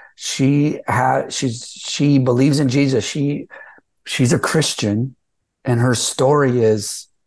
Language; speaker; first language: English; native; English